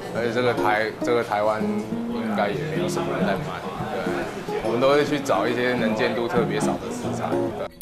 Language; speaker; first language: Chinese; native; Chinese